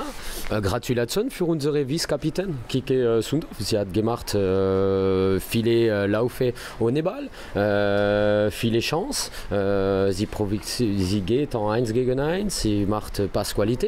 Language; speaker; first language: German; non-native, learner; French